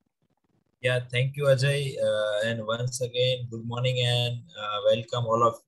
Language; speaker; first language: English; non-native, local second language; Gujarati